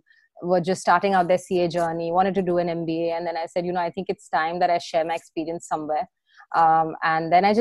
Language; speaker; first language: English; non-native, local second language; Hindi